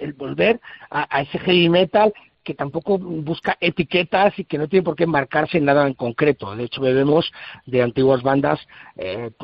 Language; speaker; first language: Spanish; native; Spanish